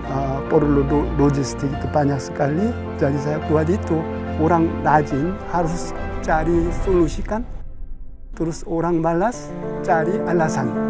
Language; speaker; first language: Indonesian; non-native, fluent; Korean